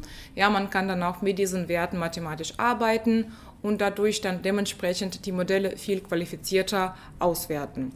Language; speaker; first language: German; non-native, fluent; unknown